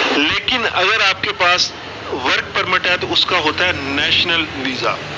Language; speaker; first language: Urdu; non-native, local second language; Punjabi